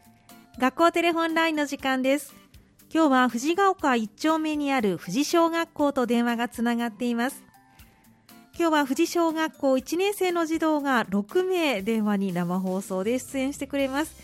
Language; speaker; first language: Japanese; native; Japanese